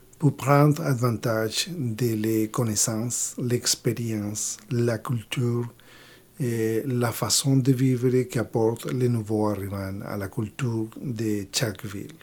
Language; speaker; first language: French; non-native, learner; Spanish